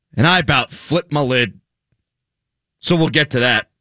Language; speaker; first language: English; native; English